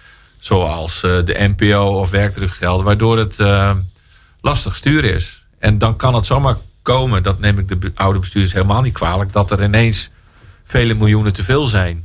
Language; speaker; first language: Dutch; native; Dutch